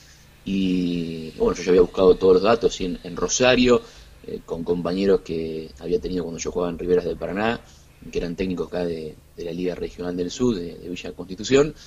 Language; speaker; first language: Spanish; native; Spanish